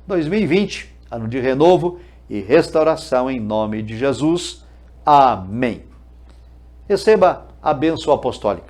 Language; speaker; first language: Portuguese; native; Portuguese